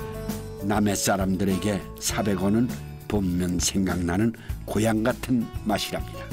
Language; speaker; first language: Korean; native; Korean